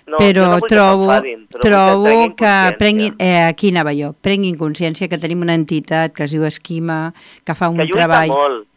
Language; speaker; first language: Catalan; native; Catalan